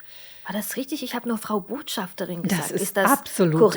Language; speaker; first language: German; non-native, fluent; Slovenian